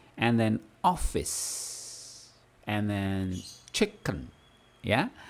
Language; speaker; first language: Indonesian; native; Indonesian